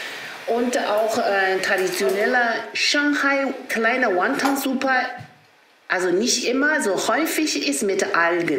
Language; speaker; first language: German; non-native, learner; Chinese